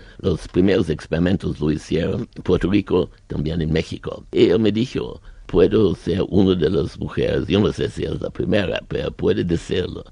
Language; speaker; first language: Spanish; non-native, learner; German